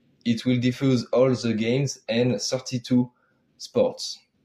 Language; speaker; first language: English; non-native, learner; French